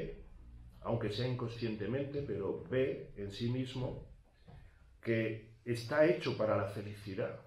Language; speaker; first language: Spanish; native; Spanish